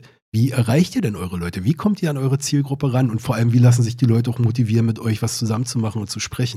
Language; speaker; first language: German; native; German